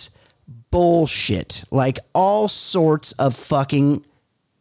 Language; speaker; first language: English; native; English